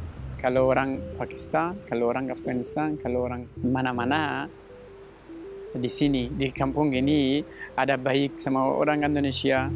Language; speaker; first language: Indonesian; non-native, learner; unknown